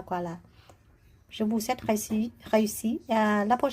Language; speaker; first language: French; non-native, learner; Vietnamese